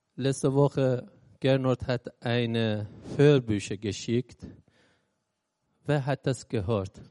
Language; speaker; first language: German; non-native, learner; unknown